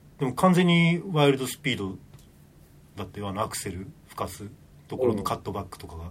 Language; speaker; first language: Japanese; native; Japanese